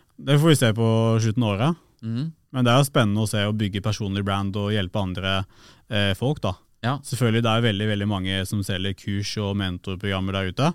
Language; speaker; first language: Norwegian; early bilingual, other home language; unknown